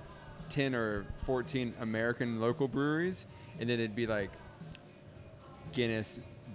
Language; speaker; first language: English; native; English